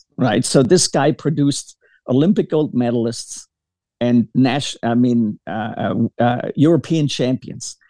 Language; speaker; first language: English; early bilingual, other home language; German